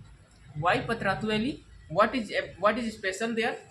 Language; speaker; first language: English; non-native, learner; Hindi